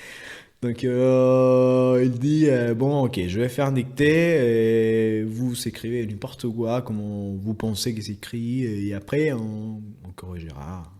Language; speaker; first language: French; non-native, fluent; Spanish